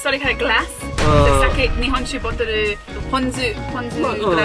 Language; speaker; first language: Japanese; non-native, learner; English